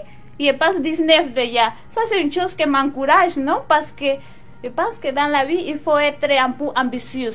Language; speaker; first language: French; non-native, local second language; Spanish